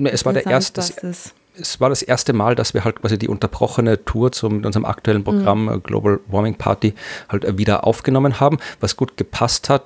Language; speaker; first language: German; native; German